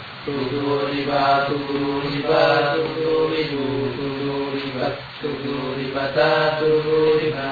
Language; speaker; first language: Arabic; non-native, learner; Indonesian